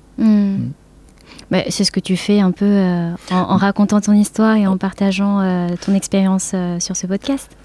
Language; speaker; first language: French; native; French